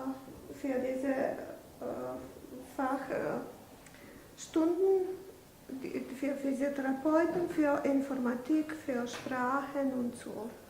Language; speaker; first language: German; non-native, fluent; Bosnian